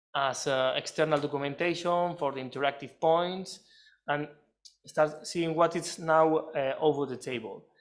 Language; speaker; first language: English; non-native, fluent; Spanish